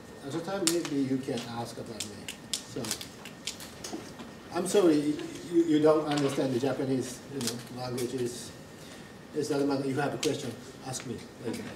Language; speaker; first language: English; non-native, learner; Japanese